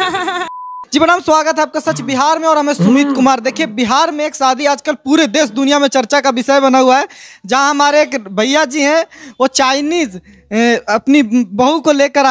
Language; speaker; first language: Hindi; native; Hindi